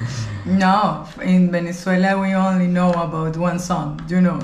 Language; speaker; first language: English; non-native, learner; Spanish